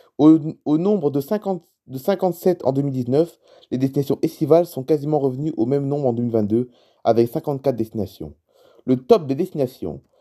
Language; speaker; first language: French; native; French